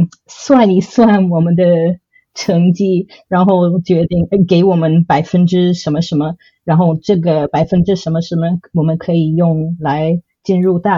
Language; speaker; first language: Chinese; non-native, fluent; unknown